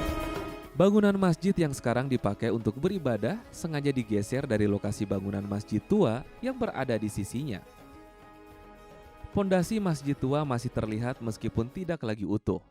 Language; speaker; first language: Indonesian; native; Indonesian